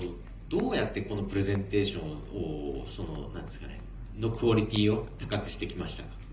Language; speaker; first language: Japanese; native; Japanese